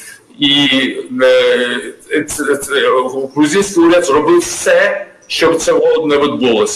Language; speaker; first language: Ukrainian; non-native, fluent; Georgian